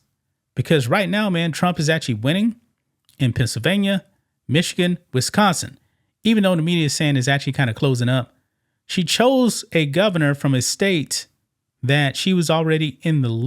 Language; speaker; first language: English; native; English